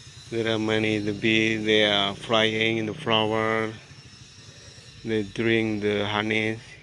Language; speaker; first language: English; non-native, learner; Indonesian